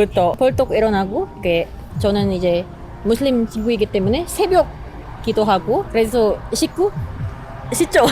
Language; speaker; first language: Korean; non-native, learner; Indonesian